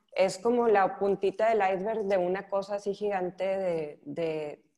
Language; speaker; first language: Spanish; native; Spanish